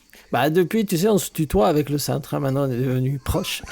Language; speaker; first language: French; native; French